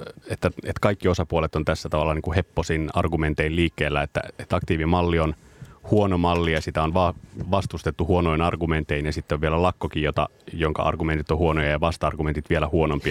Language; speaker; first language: Finnish; native; Finnish